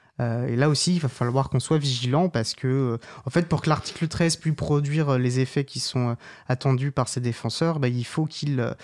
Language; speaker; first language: French; native; French